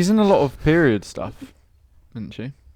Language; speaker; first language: English; native; English